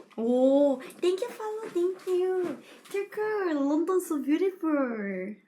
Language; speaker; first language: English; non-native, learner; Korean